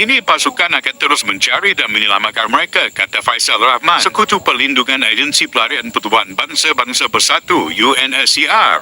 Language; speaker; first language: Malay; native; Malay